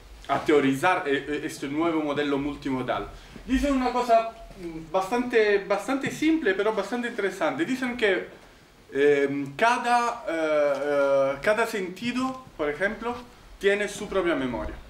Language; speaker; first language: Spanish; non-native, fluent; Italian